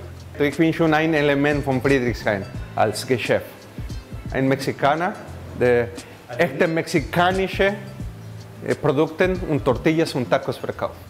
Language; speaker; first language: German; non-native, fluent; Spanish